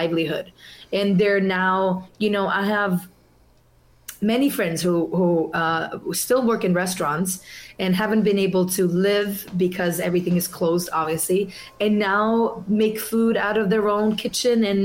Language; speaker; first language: English; non-native, fluent; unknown